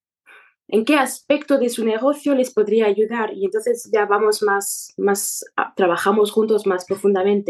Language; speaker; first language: Spanish; non-native, fluent; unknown